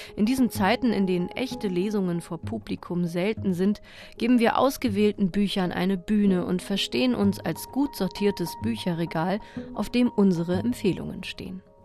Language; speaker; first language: German; native; German